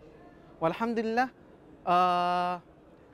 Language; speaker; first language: Arabic; non-native, fluent; Indonesian